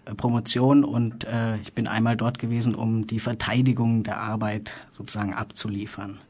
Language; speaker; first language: German; native; German